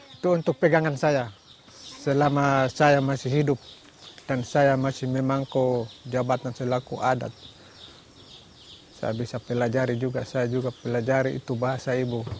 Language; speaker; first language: Indonesian; non-native, local second language; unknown